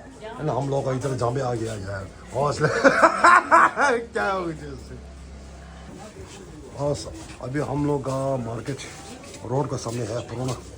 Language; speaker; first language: Hindi; non-native, local second language; Tibetan